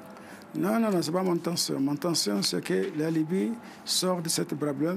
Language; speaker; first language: French; non-native, fluent; Arabic